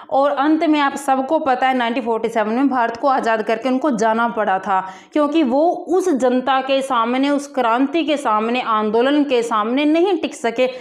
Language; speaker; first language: Hindi; native; Hindi